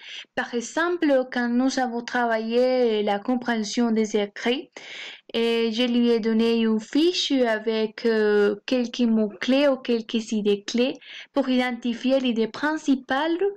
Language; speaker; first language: French; non-native, fluent; Spanish